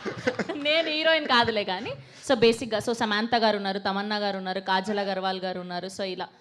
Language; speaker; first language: Telugu; native; Telugu